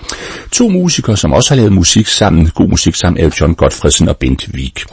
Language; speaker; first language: Danish; native; Danish